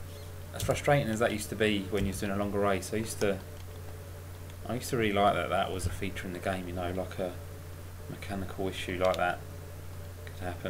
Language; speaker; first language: English; native; English